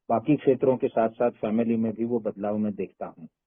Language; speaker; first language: Hindi; native; Hindi